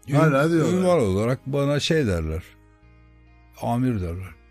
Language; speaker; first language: Turkish; native; Turkish